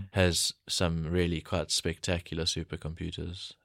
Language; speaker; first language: English; native; English